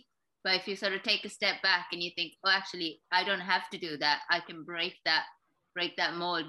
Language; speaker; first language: English; non-native, local second language; Sinhala